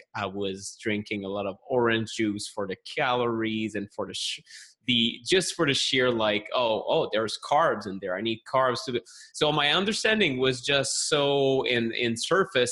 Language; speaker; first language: English; non-native, fluent; French